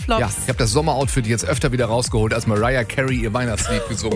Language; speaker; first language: German; native; German